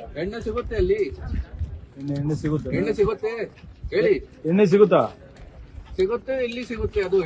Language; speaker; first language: Kannada; non-native, learner; Hindi